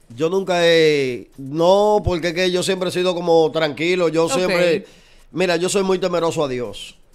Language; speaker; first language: Spanish; native; Spanish